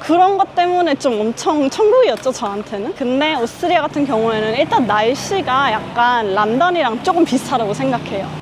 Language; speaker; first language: Korean; early bilingual, heritage; Korean